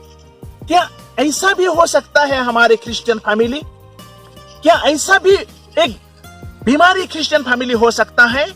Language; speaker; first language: Hindi; non-native, local second language; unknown